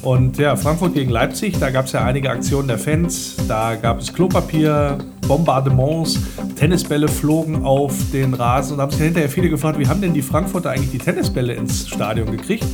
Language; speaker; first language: German; native; German